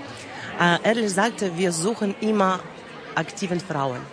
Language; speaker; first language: German; non-native, learner; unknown